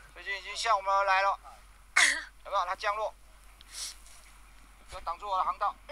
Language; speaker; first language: Chinese; native; Chinese